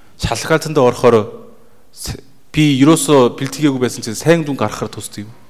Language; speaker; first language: Mongolian; native; Mongolian